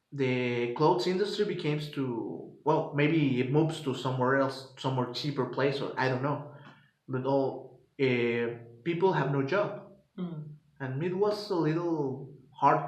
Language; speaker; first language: English; non-native, fluent; Spanish